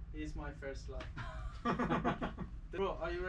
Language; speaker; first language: English; non-native, fluent; Persian